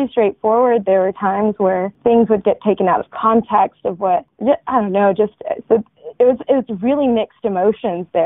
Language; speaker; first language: English; early bilingual, other home language; Bangla